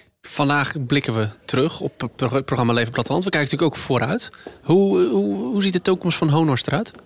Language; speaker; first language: Dutch; native; Dutch